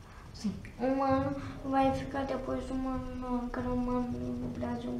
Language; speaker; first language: Portuguese; early bilingual, heritage; Turkish